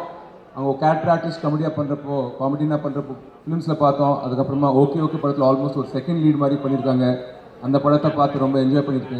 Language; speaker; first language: Tamil; non-native, local second language; Telugu